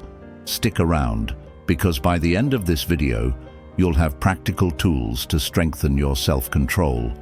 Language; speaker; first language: English; native; English